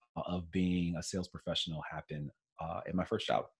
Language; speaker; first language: English; native; English